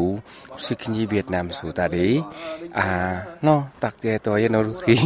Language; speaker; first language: Czech; non-native, learner; Vietnamese